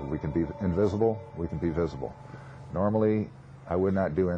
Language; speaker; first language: English; native; English